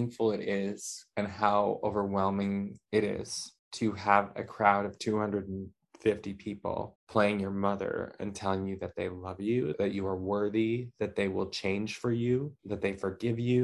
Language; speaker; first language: English; native; English